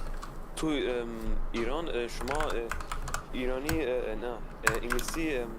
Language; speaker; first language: Persian; early bilingual, other home language; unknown